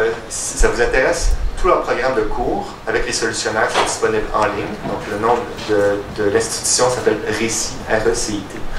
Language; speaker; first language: French; native; French